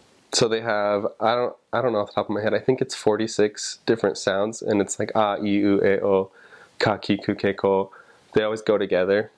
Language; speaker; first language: English; native; English